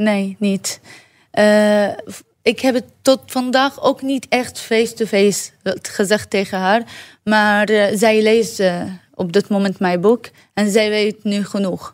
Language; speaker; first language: Dutch; non-native, learner; Arabic